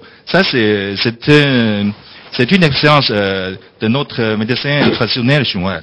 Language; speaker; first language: French; non-native, fluent; Chinese